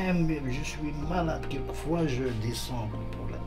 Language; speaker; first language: French; non-native, local second language; Arabic